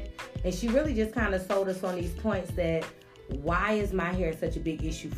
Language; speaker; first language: English; native; English